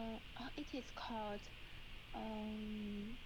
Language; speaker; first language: English; non-native, learner; Chinese